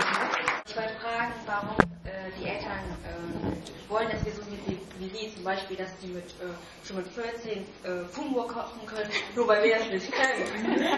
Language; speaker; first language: German; early bilingual, other home language; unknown